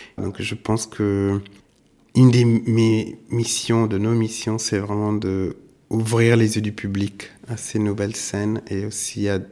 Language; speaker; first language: French; non-native, fluent; Italian